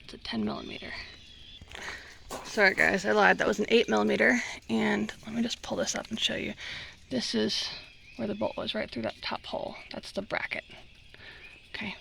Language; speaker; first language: English; native; English